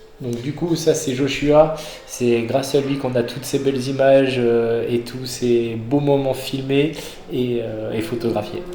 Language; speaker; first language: French; native; French